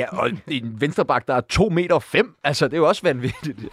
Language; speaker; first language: Danish; native; Danish